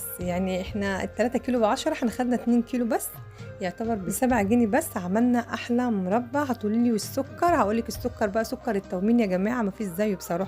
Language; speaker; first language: Arabic; native; Arabic